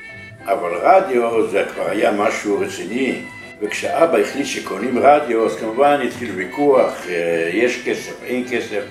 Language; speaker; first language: Hebrew; early bilingual, other home language; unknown